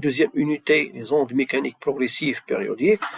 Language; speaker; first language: French; non-native, local second language; Arabic